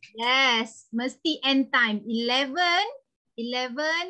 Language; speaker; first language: English; non-native, local second language; Malay